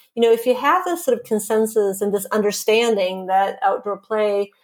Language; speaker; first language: English; non-native, fluent; Swedish